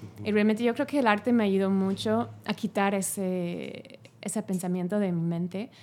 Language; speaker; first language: Spanish; non-native, fluent; English